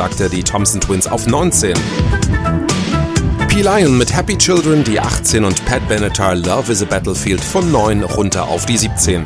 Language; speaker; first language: German; native; German